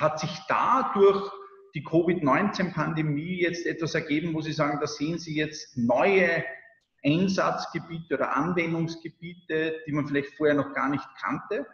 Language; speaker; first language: German; native; German